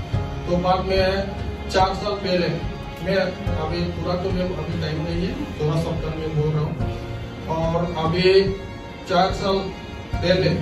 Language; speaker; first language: Hindi; non-native, local second language; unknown